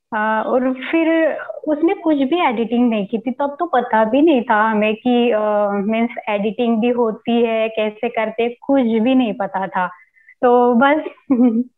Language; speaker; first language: Hindi; non-native, local second language; Marathi